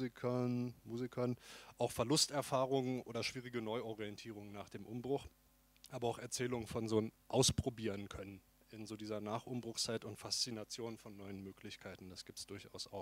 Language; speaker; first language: German; native; German